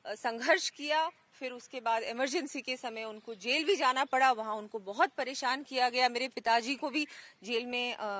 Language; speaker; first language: Hindi; native; Hindi